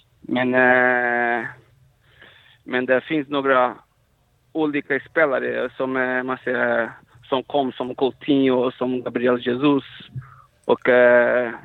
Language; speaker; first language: Swedish; non-native, fluent; Portuguese